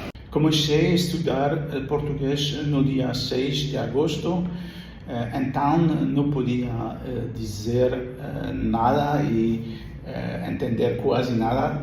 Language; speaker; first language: Portuguese; non-native, learner; Spanish